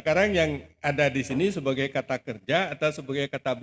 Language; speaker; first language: Indonesian; native; Indonesian